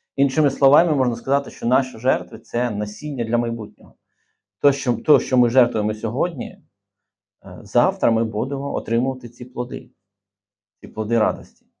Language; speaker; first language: Ukrainian; native; Ukrainian